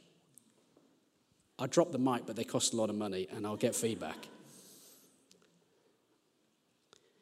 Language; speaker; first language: English; native; English